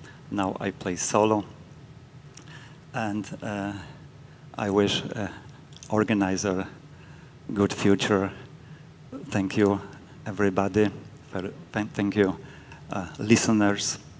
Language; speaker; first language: English; non-native, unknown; Polish